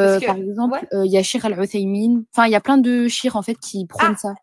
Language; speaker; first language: French; native; French